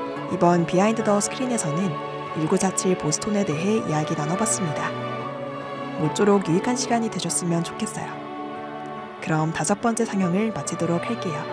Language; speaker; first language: Korean; native; Korean